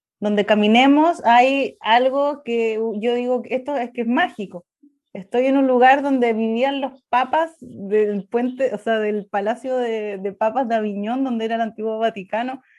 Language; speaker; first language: Spanish; native; Spanish